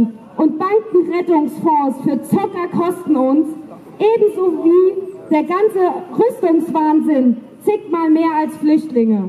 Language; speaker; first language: German; native; German